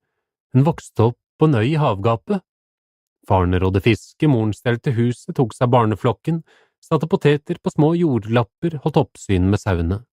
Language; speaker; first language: Norwegian; native; Norwegian